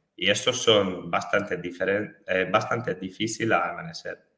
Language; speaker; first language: Spanish; non-native, fluent; Hungarian